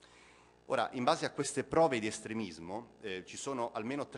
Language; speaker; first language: Italian; native; Italian